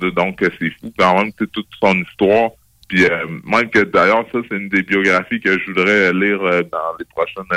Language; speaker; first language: French; native; French